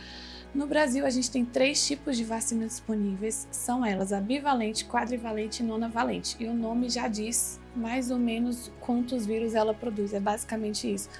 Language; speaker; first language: Portuguese; native; Portuguese